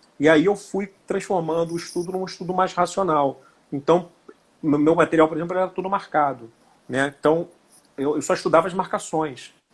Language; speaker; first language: Portuguese; native; Portuguese